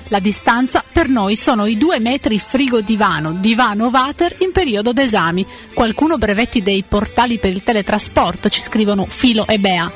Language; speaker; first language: Italian; native; Italian